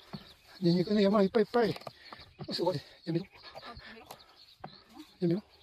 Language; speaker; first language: Japanese; native; Japanese